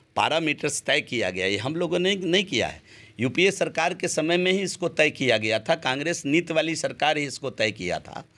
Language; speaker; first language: Hindi; native; Hindi